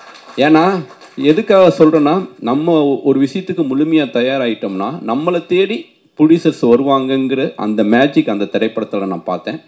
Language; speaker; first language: Tamil; native; Tamil